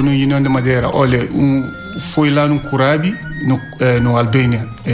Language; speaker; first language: Portuguese; non-native, learner; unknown